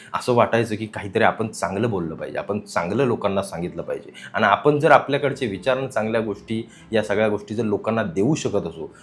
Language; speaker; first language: Marathi; native; Marathi